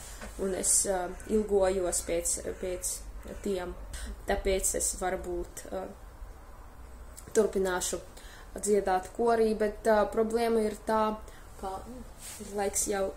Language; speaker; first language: Latvian; non-native, fluent; Russian